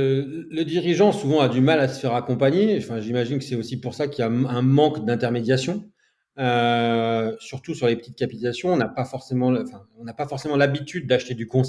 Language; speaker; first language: French; native; French